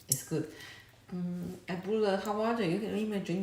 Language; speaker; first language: English; non-native, learner; Chinese